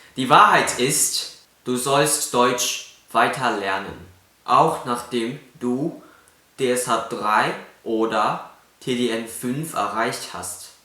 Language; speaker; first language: German; non-native, fluent; Cantonese